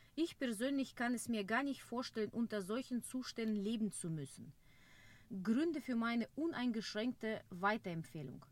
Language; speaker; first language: German; non-native, fluent; Russian